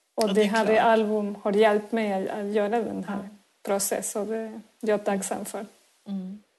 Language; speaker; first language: Swedish; non-native, fluent; Spanish